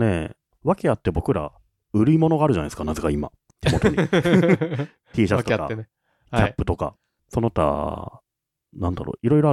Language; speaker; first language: Japanese; native; Japanese